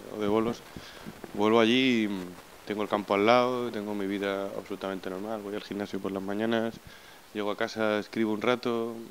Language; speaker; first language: Spanish; native; Spanish